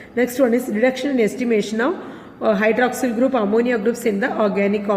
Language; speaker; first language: English; non-native, local second language; Tamil